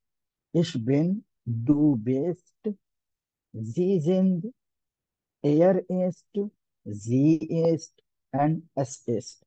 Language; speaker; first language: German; non-native, learner; Hindi